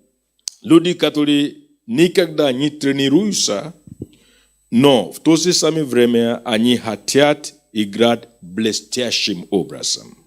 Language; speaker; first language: Russian; non-native, fluent; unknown